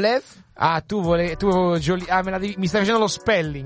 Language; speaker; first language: Italian; native; Italian